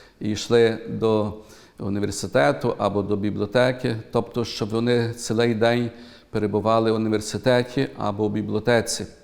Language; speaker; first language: Ukrainian; early bilingual, heritage; Ukrainian